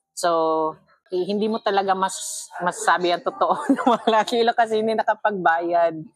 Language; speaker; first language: Filipino; non-native, local second language; Cebuano